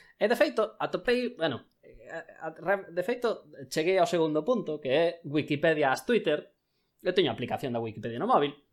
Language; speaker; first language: Galician; non-native, local second language; Spanish